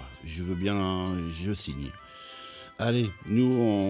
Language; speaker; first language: French; native; French